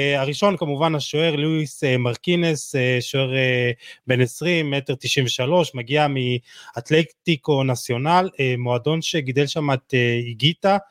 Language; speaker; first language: Hebrew; native; Hebrew